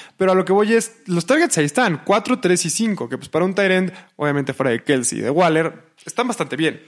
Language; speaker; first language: Spanish; native; Spanish